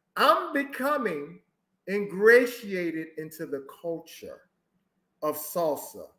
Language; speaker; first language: English; native; English